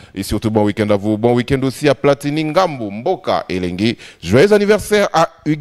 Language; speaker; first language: French; non-native, local second language; Lingala